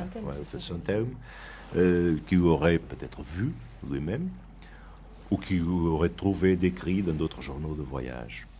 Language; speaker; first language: French; non-native, fluent; Portuguese